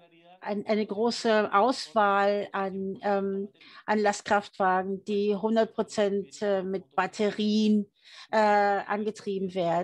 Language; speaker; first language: German; early bilingual, heritage; German